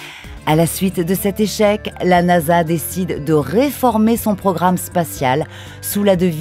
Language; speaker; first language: French; native; French